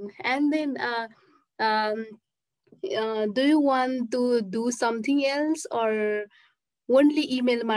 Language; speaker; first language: English; non-native, local second language; Nepali